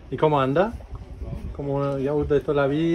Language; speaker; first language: Spanish; non-native, fluent; English